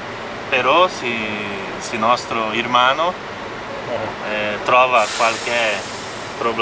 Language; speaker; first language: Italian; non-native, learner; Portuguese